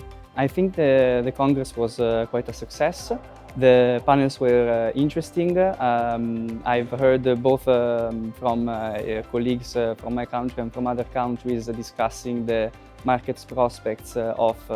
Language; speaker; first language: English; non-native, fluent; Italian